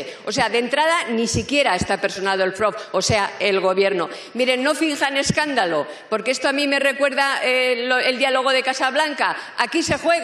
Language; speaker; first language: Spanish; native; Spanish